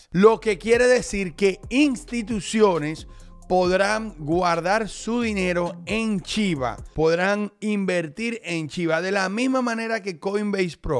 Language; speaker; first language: Spanish; native; Spanish